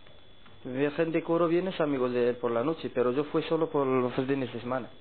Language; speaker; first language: Spanish; non-native, learner; Arabic